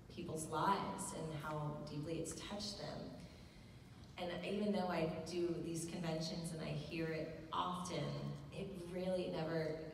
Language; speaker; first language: English; native; English